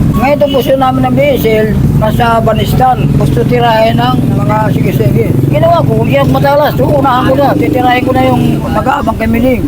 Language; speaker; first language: Filipino; non-native, local second language; Waray